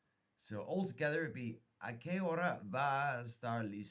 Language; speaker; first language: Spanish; non-native, fluent; English